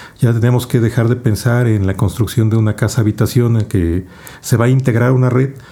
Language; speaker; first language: Spanish; native; Spanish